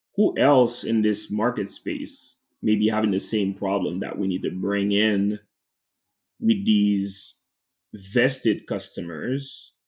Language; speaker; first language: English; non-native, fluent; French